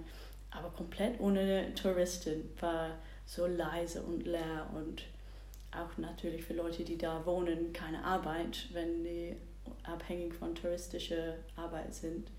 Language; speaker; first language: German; non-native, fluent; English